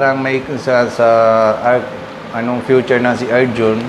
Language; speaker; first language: Filipino; non-native, learner; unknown